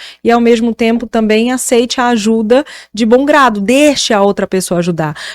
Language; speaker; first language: Portuguese; native; Portuguese